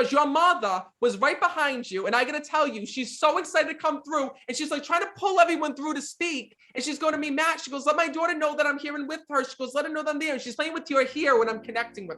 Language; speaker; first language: English; native; English